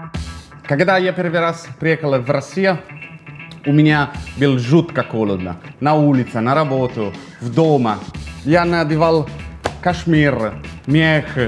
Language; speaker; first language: Russian; non-native, fluent; Italian